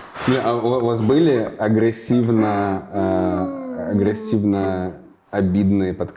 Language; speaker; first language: Russian; native; Russian